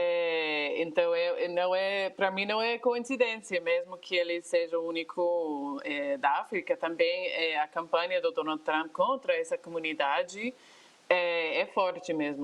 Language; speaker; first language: Portuguese; non-native, fluent; English